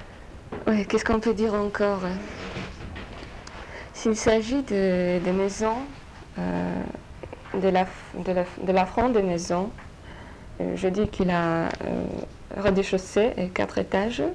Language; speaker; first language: French; non-native, fluent; Polish